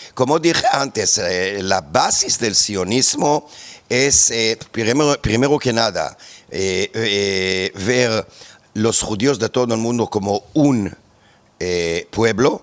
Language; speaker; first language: Spanish; non-native, fluent; Hebrew